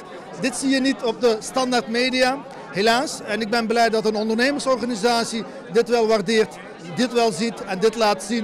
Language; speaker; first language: Dutch; early bilingual, other home language; Turkish